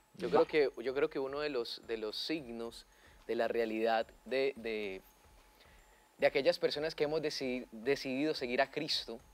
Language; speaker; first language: Spanish; native; Spanish